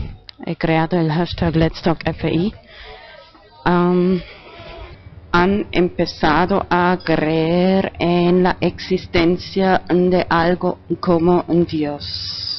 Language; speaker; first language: Spanish; non-native, fluent; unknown